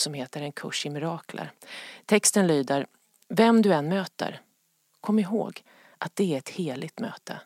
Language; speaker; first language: Swedish; native; Swedish